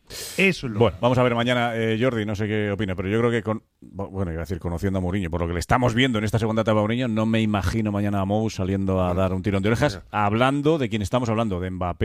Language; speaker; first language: Spanish; native; Spanish